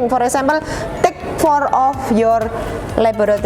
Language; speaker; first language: English; non-native, learner; Indonesian